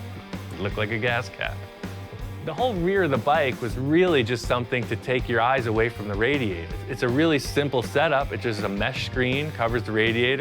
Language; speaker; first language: English; native; English